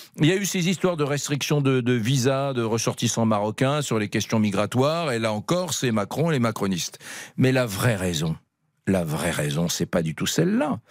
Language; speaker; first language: French; native; French